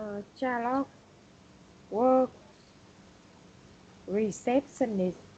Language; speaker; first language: English; non-native, learner; Vietnamese